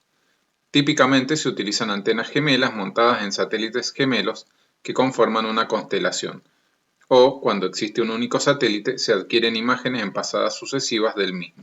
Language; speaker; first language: Spanish; native; Spanish